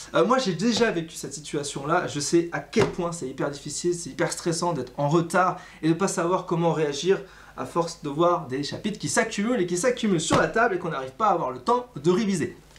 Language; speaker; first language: French; native; French